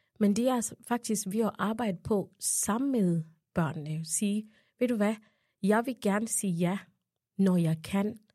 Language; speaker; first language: Danish; non-native, fluent; Ganda